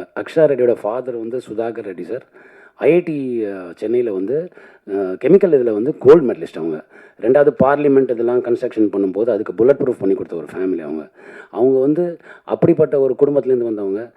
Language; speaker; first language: Tamil; native; Tamil